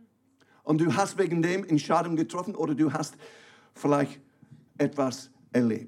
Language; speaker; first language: German; non-native, fluent; English